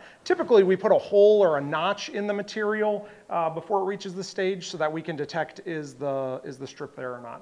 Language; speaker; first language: English; native; English